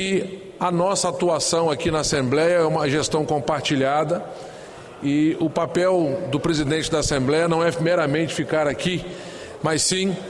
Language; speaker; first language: Portuguese; native; Portuguese